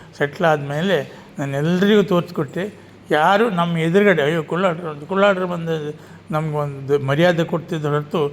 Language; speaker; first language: Kannada; native; Kannada